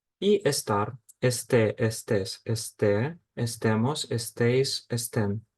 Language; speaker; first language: Spanish; non-native, fluent; Ukrainian